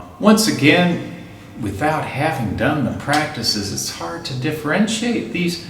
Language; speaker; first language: English; native; English